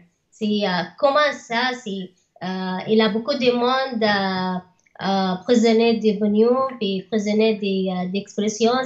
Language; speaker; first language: French; non-native, learner; Arabic